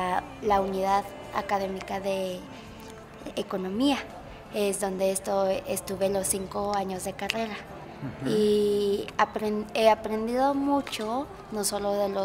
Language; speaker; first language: Spanish; non-native, fluent; Vietnamese